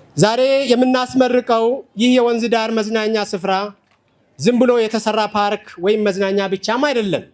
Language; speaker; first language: Amharic; non-native, local second language; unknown